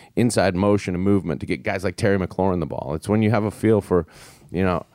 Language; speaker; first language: English; native; English